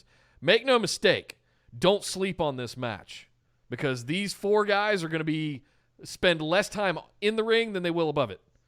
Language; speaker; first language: English; native; English